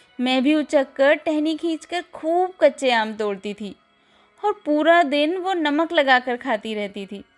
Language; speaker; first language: Hindi; native; Hindi